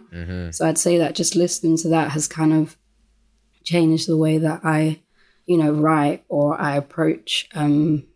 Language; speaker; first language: English; native; English